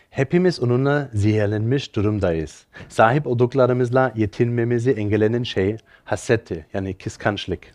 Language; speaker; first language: Turkish; non-native, fluent; German